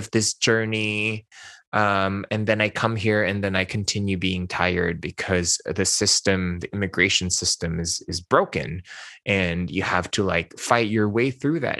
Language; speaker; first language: English; non-native, local second language; Min Nan Chinese